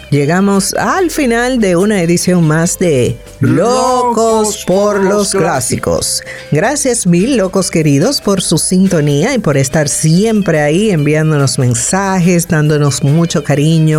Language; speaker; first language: Spanish; native; Spanish